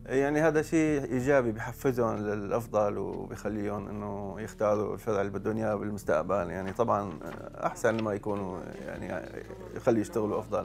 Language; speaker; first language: Arabic; native; Arabic